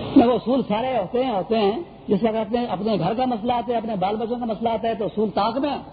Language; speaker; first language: Urdu; non-native, local second language; Pashto